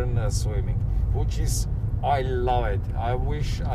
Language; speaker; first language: English; non-native, learner; Armenian